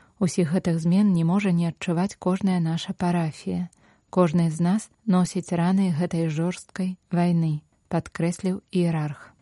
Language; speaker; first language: Belarusian; native; Belarusian